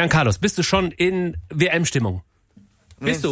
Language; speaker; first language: German; native; German